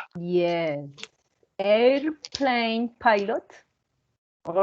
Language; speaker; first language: English; non-native, learner; Spanish